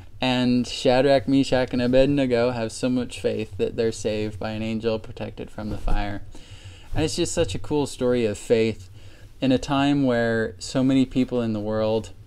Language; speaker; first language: English; native; English